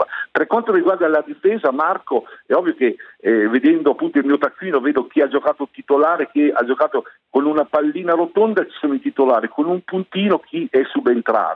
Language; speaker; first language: Italian; native; Italian